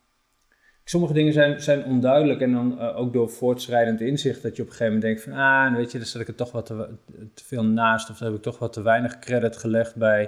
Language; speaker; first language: Dutch; native; Dutch